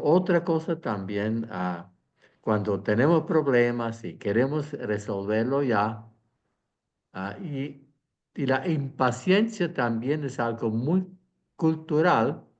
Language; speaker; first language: Spanish; non-native, fluent; Swiss German